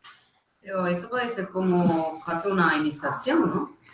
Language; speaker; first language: Spanish; non-native, fluent; Italian